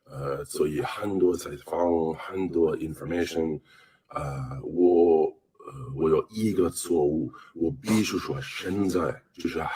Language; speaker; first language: Chinese; non-native, learner; English